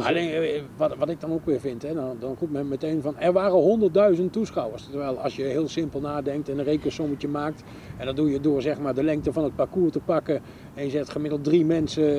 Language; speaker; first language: Dutch; native; Dutch